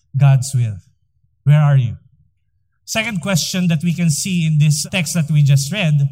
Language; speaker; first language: English; non-native, local second language; Filipino